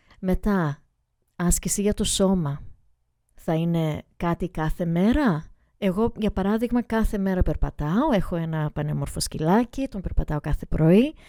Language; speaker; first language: Greek; early bilingual, heritage; Greek